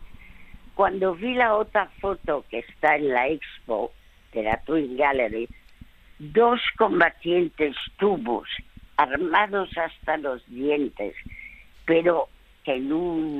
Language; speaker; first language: Spanish; early bilingual, other home language; French